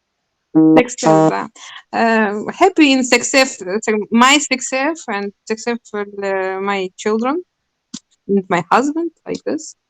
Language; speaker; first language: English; non-native, learner; Russian